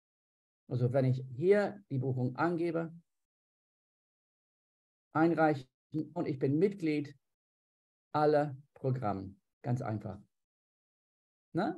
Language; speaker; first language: German; non-native, fluent; English